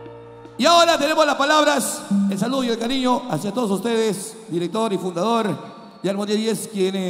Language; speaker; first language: Spanish; native; Spanish